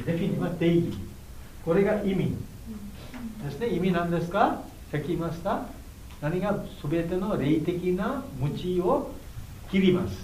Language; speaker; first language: Japanese; non-native, learner; Bangla